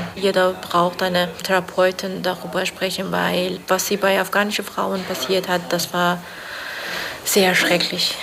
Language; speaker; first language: German; non-native, learner; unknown